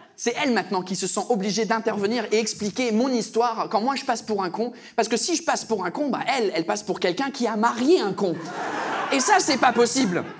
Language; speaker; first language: French; early bilingual, other home language; English